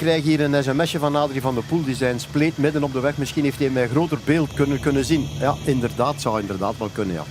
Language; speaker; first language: Dutch; native; Dutch